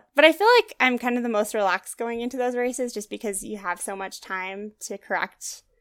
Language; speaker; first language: English; native; English